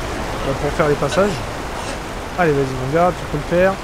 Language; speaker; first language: French; native; French